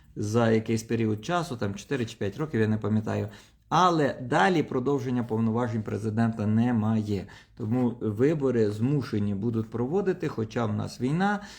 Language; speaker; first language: Ukrainian; non-native, local second language; Russian